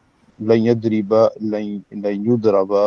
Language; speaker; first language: Arabic; non-native, learner; Urdu